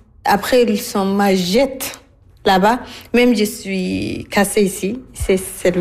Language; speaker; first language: French; non-native, learner; Arabic